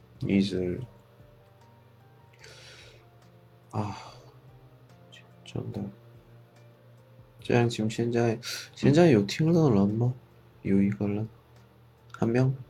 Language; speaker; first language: Chinese; non-native, fluent; Korean